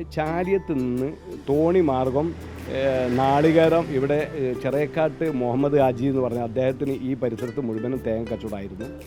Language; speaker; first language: Malayalam; native; Malayalam